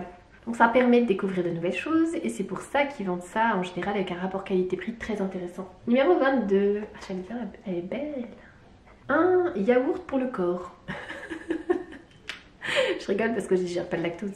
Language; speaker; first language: French; native; French